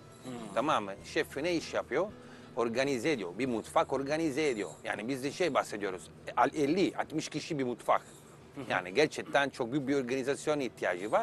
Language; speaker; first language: Turkish; non-native, learner; Italian